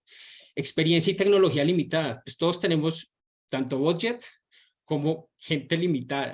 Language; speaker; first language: Spanish; native; Spanish